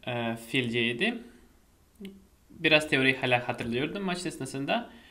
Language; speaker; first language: Turkish; non-native, fluent; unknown